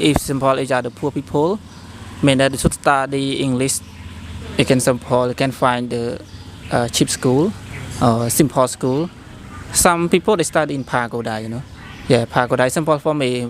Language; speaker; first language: English; non-native, learner; Khmer